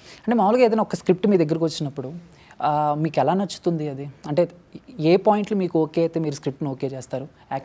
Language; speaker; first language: Telugu; native; Telugu